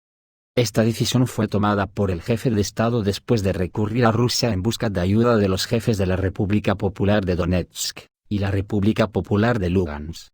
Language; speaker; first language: Spanish; native; Spanish